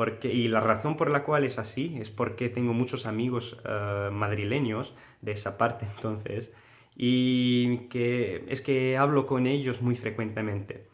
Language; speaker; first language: Spanish; early bilingual, heritage; Spanish